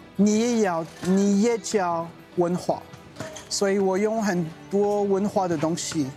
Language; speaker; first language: Chinese; non-native, learner; French